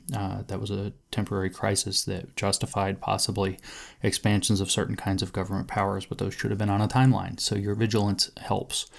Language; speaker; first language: English; native; English